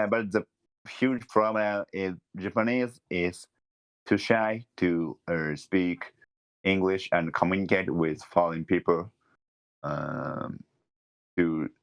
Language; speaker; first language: English; non-native, learner; Japanese